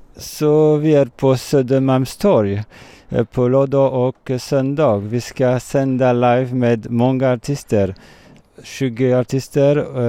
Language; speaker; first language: Swedish; non-native, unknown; French